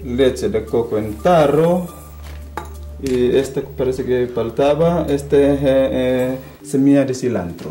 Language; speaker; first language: Spanish; non-native, fluent; Indonesian